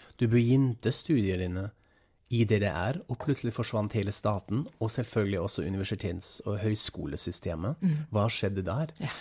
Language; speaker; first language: Norwegian; non-native, fluent; German